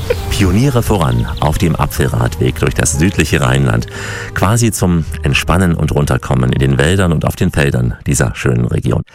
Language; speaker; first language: German; native; German